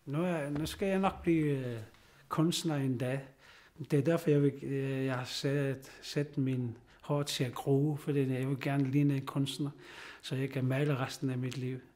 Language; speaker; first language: Danish; non-native, local second language; Kalaallisut